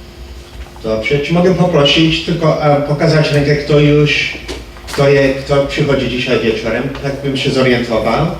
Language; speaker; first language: Polish; early bilingual, heritage; Polish